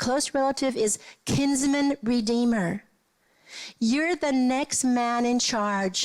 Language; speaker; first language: English; native; English